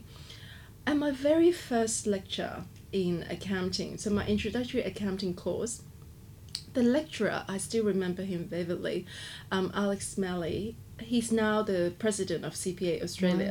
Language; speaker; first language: English; non-native, local second language; Cantonese